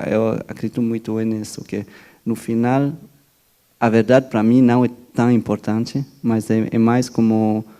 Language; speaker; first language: Portuguese; non-native, fluent; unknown